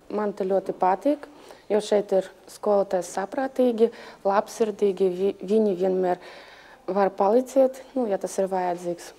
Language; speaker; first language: Latvian; non-native, local second language; Russian